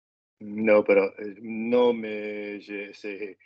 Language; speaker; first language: French; non-native, learner; English